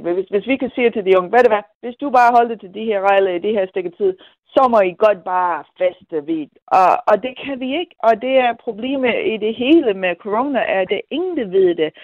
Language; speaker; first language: Danish; non-native, fluent; English